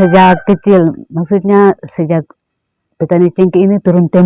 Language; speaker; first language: Indonesian; non-native, local second language; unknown